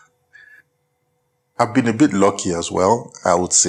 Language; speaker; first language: English; non-native, local second language; Yoruba